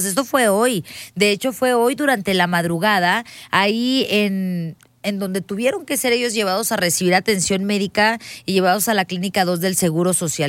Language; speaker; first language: Spanish; native; Spanish